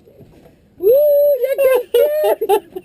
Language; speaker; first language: French; native; French